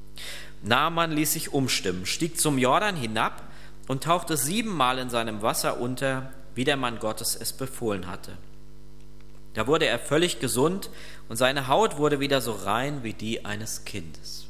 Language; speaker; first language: German; native; German